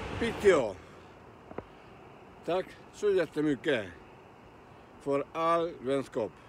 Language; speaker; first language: Swedish; non-native, learner; Spanish